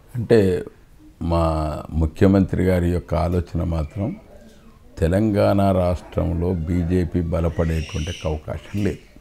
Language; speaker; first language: Telugu; native; Telugu